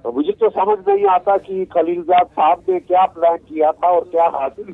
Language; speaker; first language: Hindi; native; Hindi